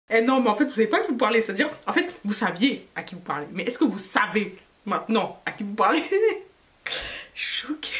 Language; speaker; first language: French; native; French